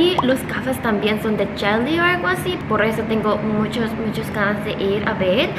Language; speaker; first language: Spanish; non-native, fluent; Korean